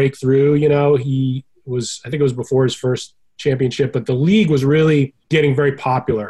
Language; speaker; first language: English; native; English